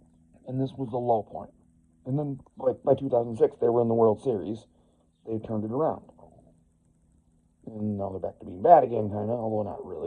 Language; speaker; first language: English; native; English